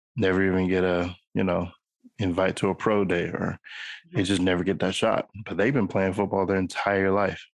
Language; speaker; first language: English; native; English